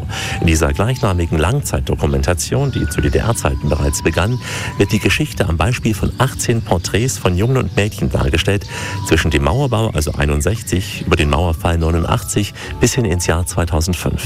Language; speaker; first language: German; native; German